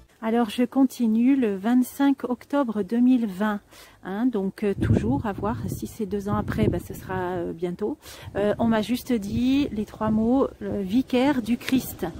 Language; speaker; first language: French; native; French